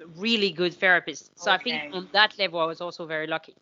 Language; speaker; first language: English; non-native, fluent; French